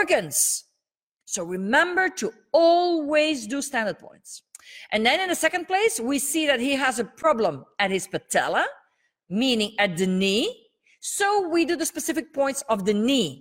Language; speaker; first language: English; non-native, fluent; Dutch